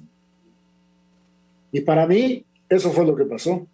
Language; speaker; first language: Spanish; native; Spanish